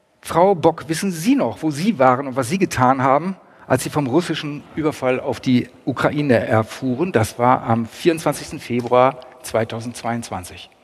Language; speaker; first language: German; native; German